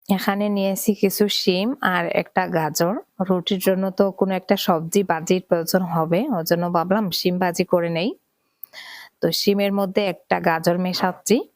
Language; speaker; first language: Bangla; native; Bangla